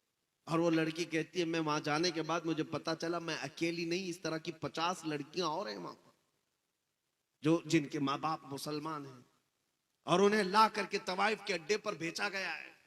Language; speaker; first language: Hindi; native; Hindi